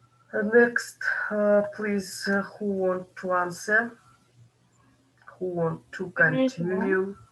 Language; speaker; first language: English; non-native, learner; Kazakh